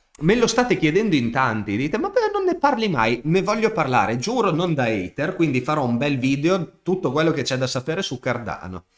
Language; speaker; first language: Italian; native; Italian